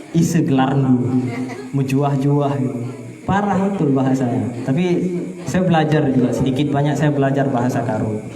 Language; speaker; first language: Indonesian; non-native, local second language; Achinese